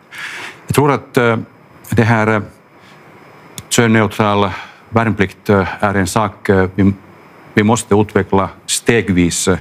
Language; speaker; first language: Swedish; non-native, local second language; Finnish